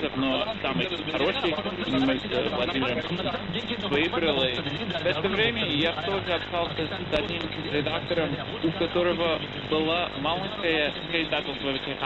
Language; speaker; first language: Russian; non-native, fluent; English